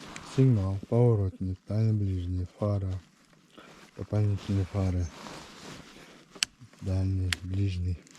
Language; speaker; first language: Russian; non-native, local second language; Kyrgyz